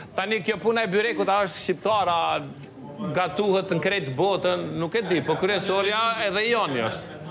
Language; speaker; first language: Albanian; native; Albanian